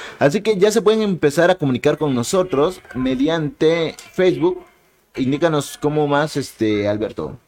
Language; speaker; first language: Spanish; native; Spanish